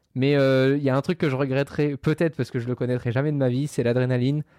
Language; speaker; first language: French; native; French